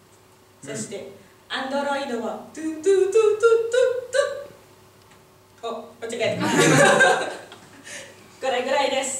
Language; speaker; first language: Japanese; non-native, learner; Indonesian